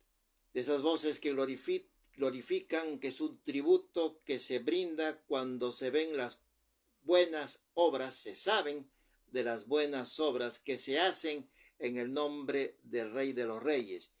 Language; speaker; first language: Spanish; native; Spanish